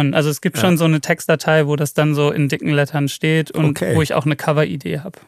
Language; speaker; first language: German; native; German